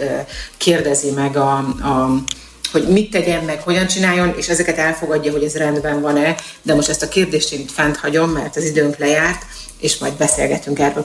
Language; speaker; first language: Hungarian; native; Hungarian